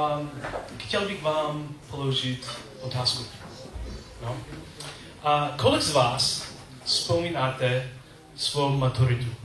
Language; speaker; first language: Czech; non-native, learner; English